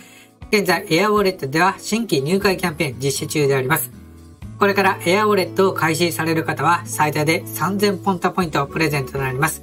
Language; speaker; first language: Japanese; native; Japanese